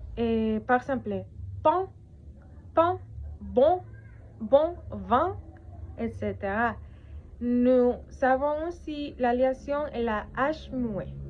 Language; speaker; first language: French; non-native, learner; Spanish